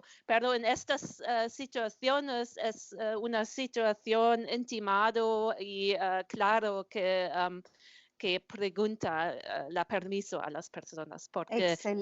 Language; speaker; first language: Spanish; non-native, learner; German